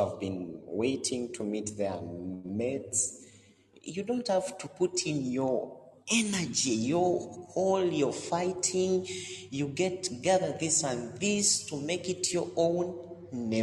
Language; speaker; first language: English; non-native, local second language; Ganda